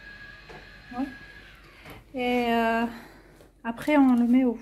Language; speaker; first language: French; non-native, local second language; Arabic